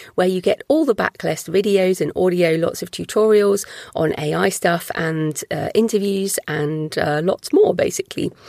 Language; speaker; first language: English; native; English